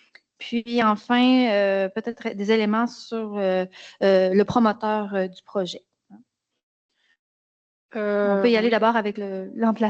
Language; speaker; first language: French; native; French